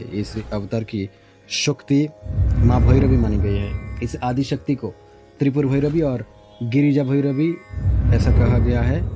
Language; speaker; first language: Hindi; non-native, local second language; Bangla